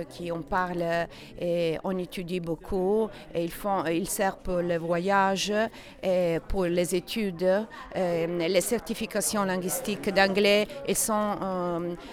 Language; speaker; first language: French; non-native, learner; Italian